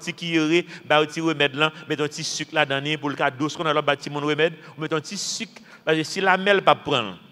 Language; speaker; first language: French; non-native, local second language; Haitian Creole